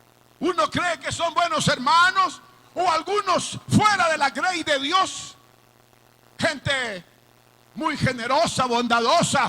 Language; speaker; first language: Spanish; native; Spanish